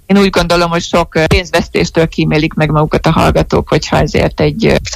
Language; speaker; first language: Hungarian; native; Hungarian